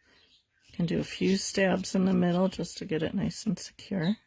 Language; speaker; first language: English; native; English